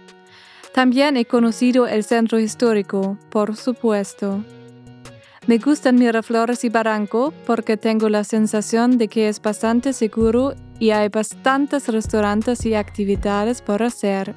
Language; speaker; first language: Spanish; non-native, fluent; German